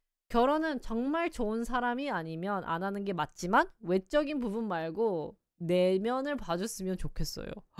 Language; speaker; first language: Korean; native; Korean